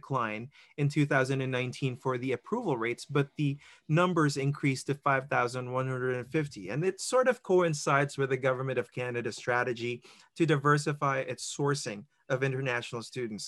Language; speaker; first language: English; non-native, local second language; Filipino